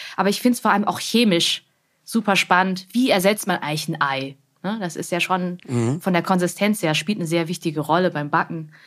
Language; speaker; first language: German; early bilingual, other home language; Vietnamese